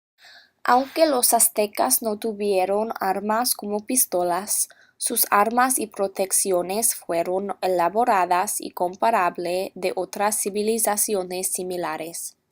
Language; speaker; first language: Spanish; non-native, learner; English